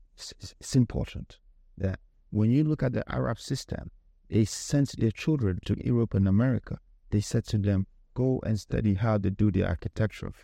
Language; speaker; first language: English; non-native, local second language; Akan